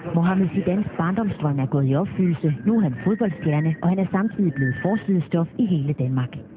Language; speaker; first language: Danish; native; Danish